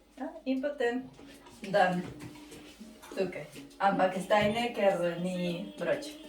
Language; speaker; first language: Slovenian; non-native, learner; Spanish